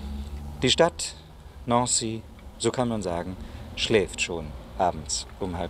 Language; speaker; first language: German; native; German